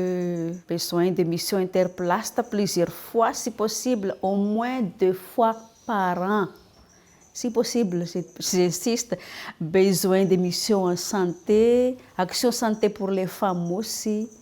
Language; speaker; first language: French; non-native, local second language; Malagasy